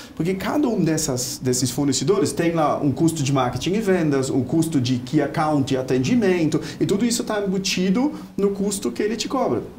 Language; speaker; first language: Portuguese; non-native, fluent; German